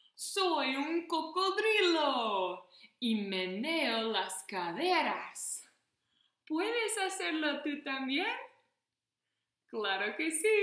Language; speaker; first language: Spanish; non-native, fluent; English